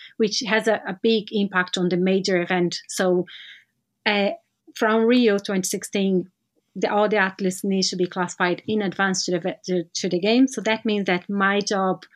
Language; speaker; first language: English; non-native, fluent; Portuguese